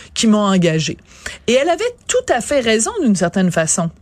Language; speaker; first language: French; native; French